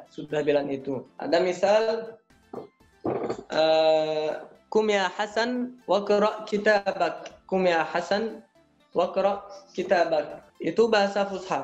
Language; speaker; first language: Indonesian; non-native, learner; Arabic